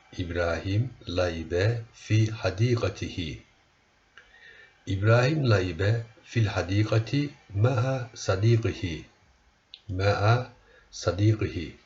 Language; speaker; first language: Arabic; non-native, fluent; Turkish